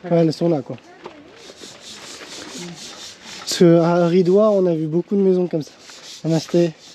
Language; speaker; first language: French; native; French